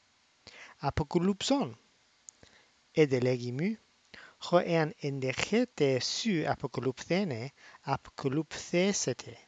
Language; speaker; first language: Greek; non-native, fluent; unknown